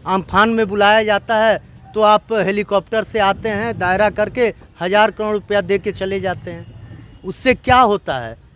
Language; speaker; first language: Hindi; native; Hindi